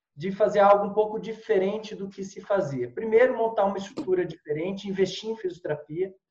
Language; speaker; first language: Portuguese; native; Portuguese